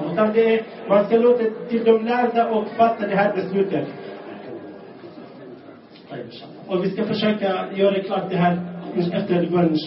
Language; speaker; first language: Swedish; non-native, local second language; Arabic